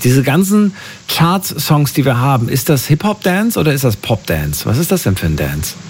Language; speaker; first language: German; native; German